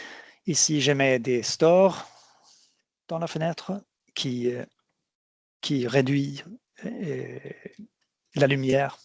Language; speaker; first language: French; non-native, fluent; Swedish